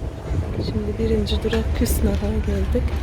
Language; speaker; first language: Turkish; native; Turkish